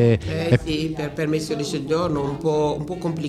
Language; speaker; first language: Italian; non-native, learner; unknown